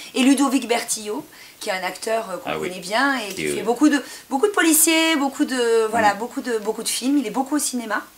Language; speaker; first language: French; native; French